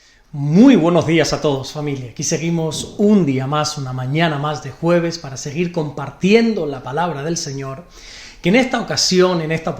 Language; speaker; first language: Spanish; native; Spanish